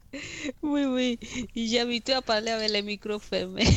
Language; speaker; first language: French; non-native, fluent; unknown